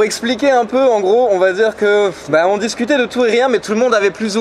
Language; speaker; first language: French; native; French